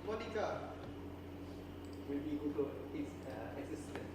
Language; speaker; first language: English; non-native, learner; Thai